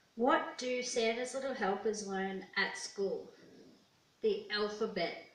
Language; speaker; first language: English; native; English